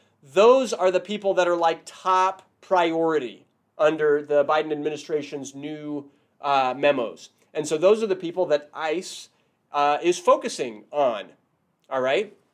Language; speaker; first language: English; native; English